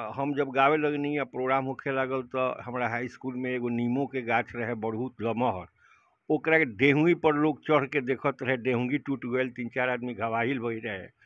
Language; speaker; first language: Hindi; native; Hindi